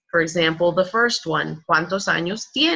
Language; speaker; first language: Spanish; non-native, fluent; English